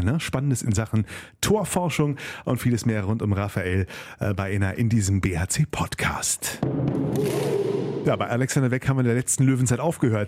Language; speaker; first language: German; native; German